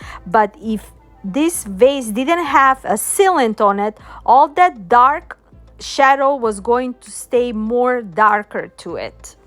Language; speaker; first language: English; non-native, fluent; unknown